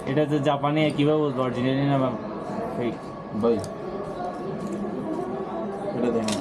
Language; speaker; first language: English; non-native, learner; Bangla